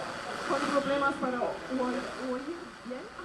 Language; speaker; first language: Spanish; non-native, learner; German